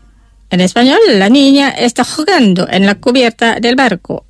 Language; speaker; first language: Spanish; non-native, fluent; Indonesian